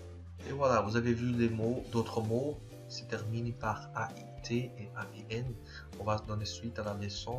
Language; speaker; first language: French; non-native, fluent; Portuguese